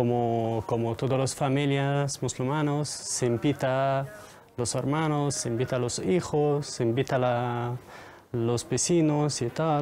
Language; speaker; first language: Spanish; non-native, learner; Arabic